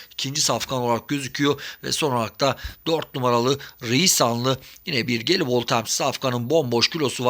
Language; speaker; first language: Turkish; native; Turkish